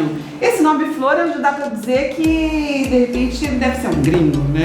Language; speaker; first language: Portuguese; native; Portuguese